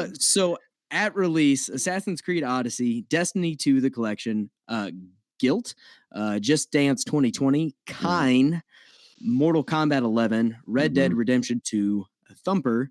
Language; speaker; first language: English; native; English